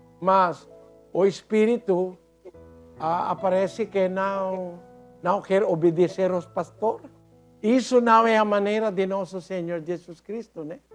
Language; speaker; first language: Portuguese; non-native, learner; Filipino